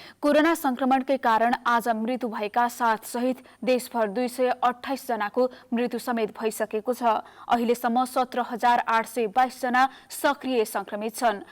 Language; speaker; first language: Nepali; native; Nepali